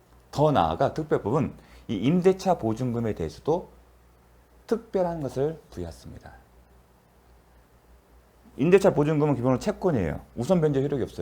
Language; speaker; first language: Korean; native; Korean